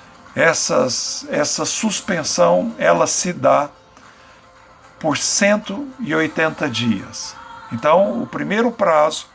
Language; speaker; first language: Portuguese; native; Portuguese